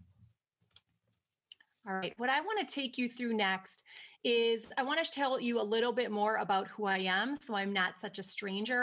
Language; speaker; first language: English; native; English